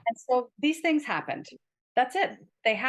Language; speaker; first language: English; native; English